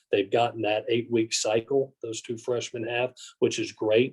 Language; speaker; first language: English; native; English